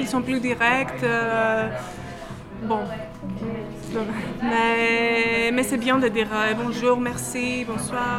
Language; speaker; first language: French; non-native, fluent; Greek